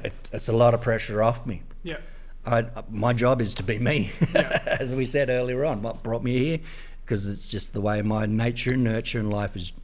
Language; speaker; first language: English; native; English